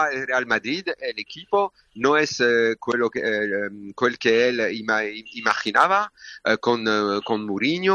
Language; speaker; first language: Spanish; non-native, learner; French